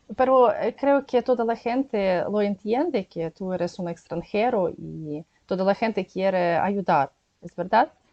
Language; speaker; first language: Spanish; non-native, learner; Russian